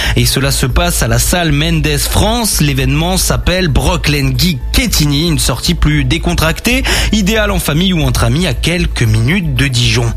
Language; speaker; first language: French; native; French